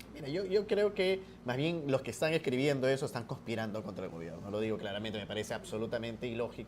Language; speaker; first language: Spanish; native; Spanish